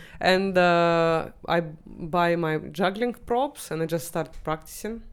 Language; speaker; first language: English; non-native, fluent; Russian